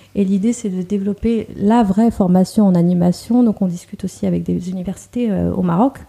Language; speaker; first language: French; native; French